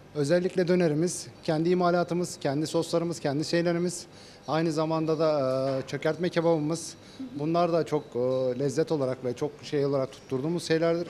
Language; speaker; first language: Turkish; native; Turkish